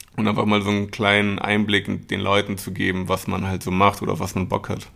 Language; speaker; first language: German; early bilingual, other home language; Spanish